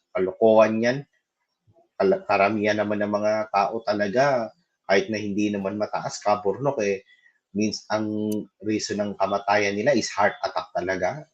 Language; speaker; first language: Filipino; native; Filipino